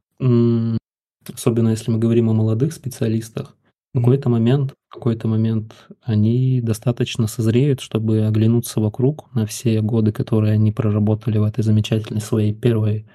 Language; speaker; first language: Russian; native; Russian